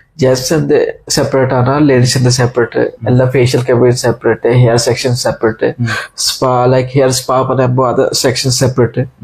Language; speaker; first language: Malayalam; non-native, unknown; Assamese